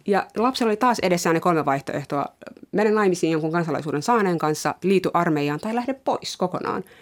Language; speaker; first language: Finnish; early bilingual, other home language; Somali